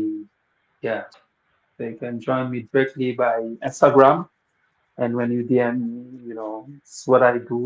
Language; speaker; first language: English; non-native, local second language; Wolof